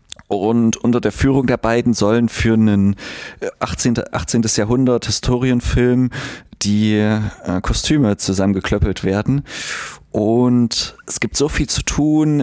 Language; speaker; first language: German; native; German